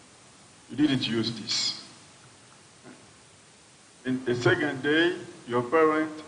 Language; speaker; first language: English; non-native, learner; French